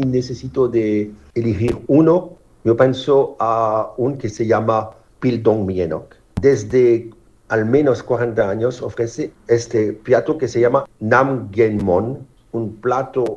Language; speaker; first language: Spanish; non-native, learner; French